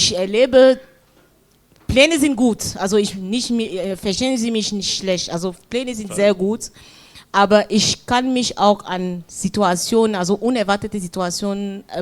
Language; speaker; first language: German; non-native, fluent; French